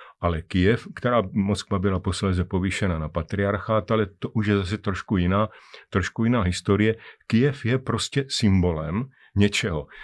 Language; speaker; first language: Czech; native; Czech